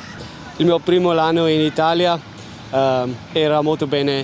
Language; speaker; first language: Italian; non-native, learner; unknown